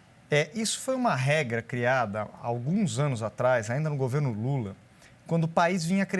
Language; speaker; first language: Portuguese; native; Portuguese